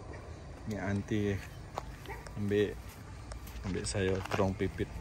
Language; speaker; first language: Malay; non-native, local second language; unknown